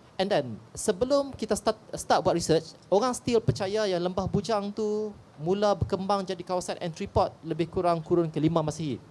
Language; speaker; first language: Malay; native; Malay